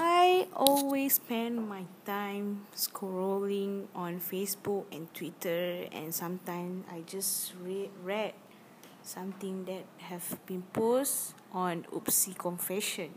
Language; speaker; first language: English; non-native, learner; Malay